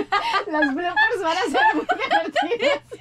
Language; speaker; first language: Spanish; native; Spanish